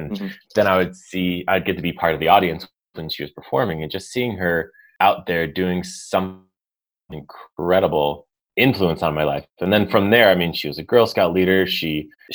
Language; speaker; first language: English; native; English